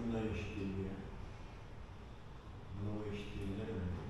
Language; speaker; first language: Turkish; native; Turkish